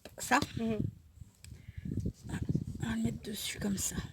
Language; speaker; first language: French; native; French